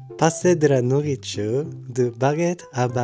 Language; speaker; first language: French; non-native, fluent; Japanese